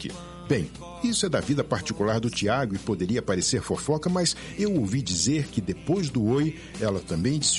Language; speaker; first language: Portuguese; native; Portuguese